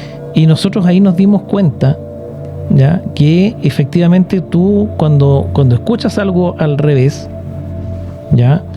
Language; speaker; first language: Spanish; native; Spanish